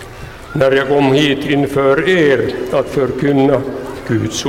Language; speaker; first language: Swedish; non-native, local second language; Finnish